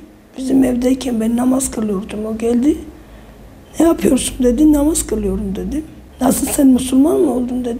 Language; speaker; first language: Turkish; non-native, fluent; Armenian